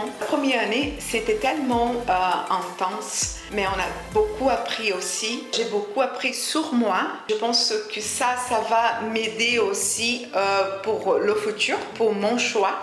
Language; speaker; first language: French; non-native, fluent; Portuguese